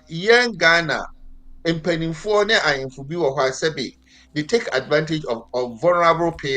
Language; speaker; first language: English; non-native, local second language; Akan